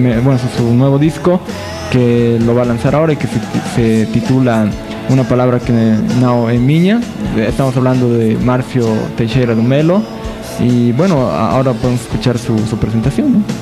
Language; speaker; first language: Spanish; native; Spanish